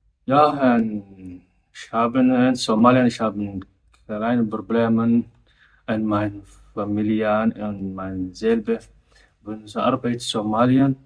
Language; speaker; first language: German; non-native, learner; Somali